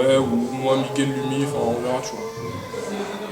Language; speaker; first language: French; native; French